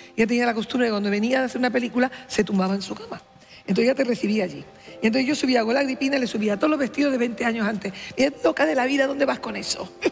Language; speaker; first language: Spanish; native; Spanish